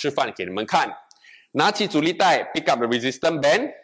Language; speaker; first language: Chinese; native; Chinese